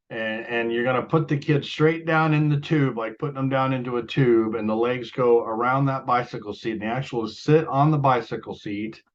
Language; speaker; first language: English; native; English